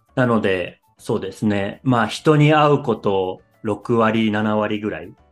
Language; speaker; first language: Japanese; native; Japanese